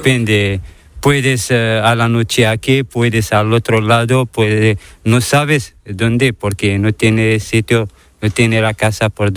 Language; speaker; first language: Spanish; non-native, learner; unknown